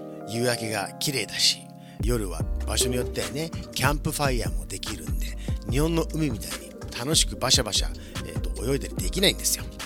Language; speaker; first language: Japanese; early bilingual, heritage; Japanese